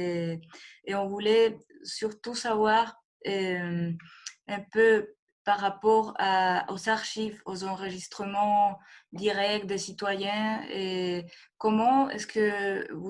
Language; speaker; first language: French; non-native, fluent; Spanish